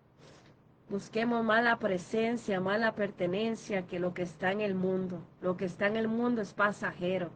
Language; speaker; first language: Spanish; native; Spanish